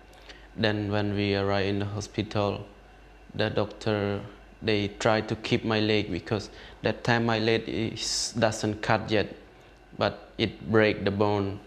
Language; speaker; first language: English; non-native, learner; Khmer